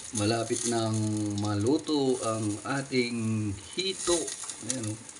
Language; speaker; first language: Filipino; native; Filipino